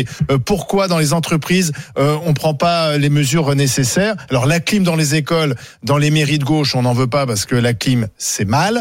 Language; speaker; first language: French; native; French